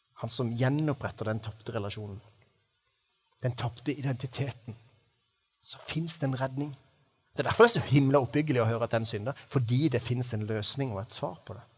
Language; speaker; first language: Norwegian; native; Norwegian